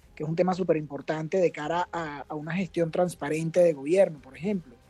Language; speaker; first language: Spanish; native; Spanish